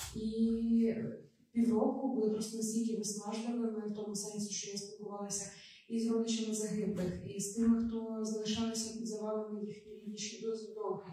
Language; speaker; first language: Ukrainian; native; Ukrainian